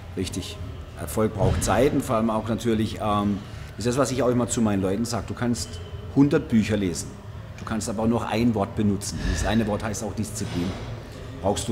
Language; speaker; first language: German; native; German